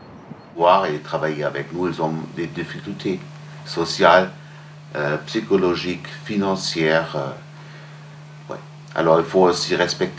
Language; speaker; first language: French; non-native, fluent; German